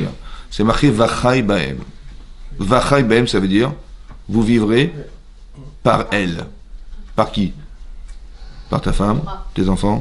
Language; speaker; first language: French; native; French